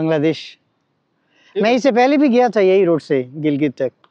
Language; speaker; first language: Hindi; non-native, fluent; Bangla